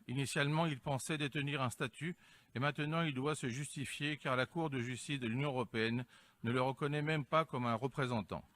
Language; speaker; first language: French; non-native, fluent; Greek